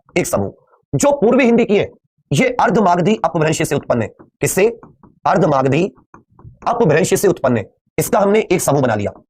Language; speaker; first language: Hindi; native; Hindi